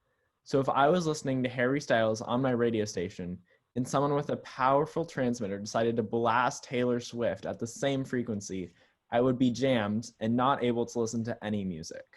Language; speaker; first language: English; native; English